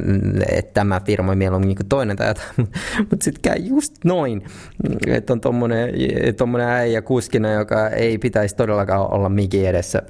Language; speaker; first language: Finnish; native; Finnish